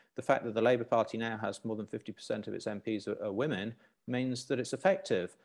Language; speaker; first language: English; native; English